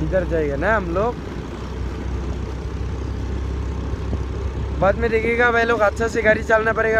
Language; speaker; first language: Hindi; non-native, local second language; Garo